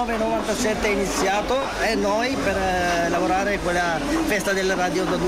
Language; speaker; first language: Italian; non-native, learner; Sinhala